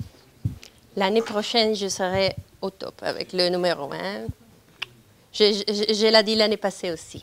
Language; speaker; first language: French; non-native, fluent; Italian